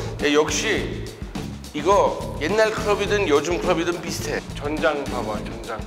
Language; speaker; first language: Korean; non-native, fluent; English